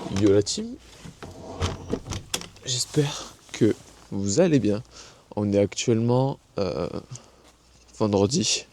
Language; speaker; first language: French; native; French